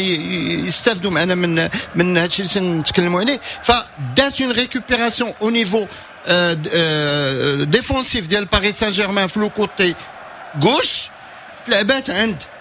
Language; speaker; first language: Arabic; native; Arabic